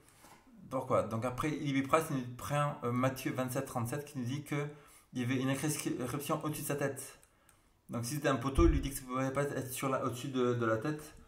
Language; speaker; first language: French; native; French